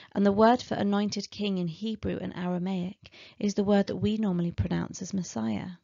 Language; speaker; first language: English; native; English